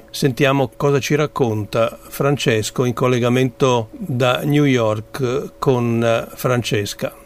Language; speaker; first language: Italian; native; Italian